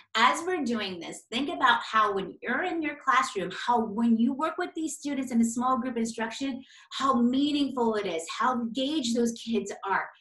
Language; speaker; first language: English; native; English